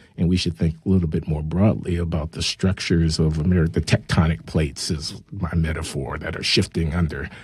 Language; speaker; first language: English; native; English